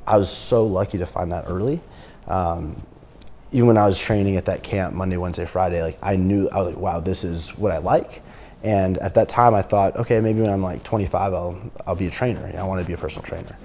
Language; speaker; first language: English; native; English